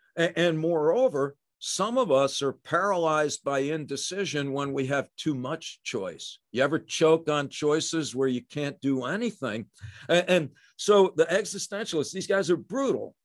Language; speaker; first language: English; native; English